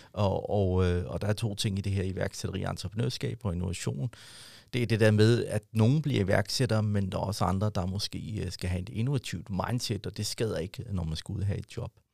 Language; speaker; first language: Danish; early bilingual, other home language; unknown